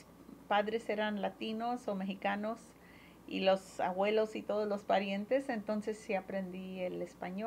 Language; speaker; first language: Spanish; early bilingual, heritage; Spanish